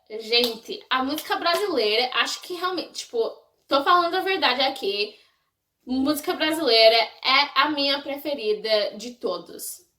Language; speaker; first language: Portuguese; non-native, fluent; English